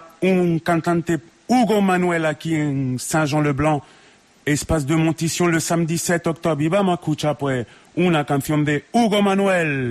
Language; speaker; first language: Spanish; native; Spanish